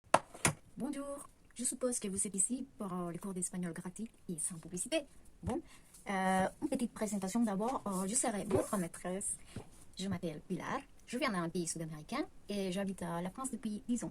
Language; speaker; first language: French; non-native, fluent; Spanish